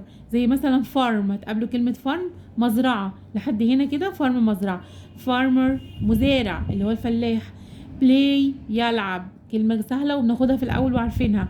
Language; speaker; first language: Arabic; native; Arabic